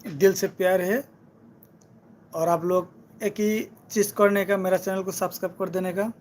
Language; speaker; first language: Hindi; non-native, learner; Bangla